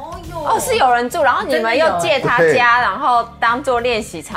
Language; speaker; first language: Chinese; native; Chinese